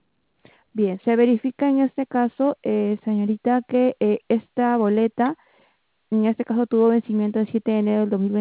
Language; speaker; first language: Spanish; native; Spanish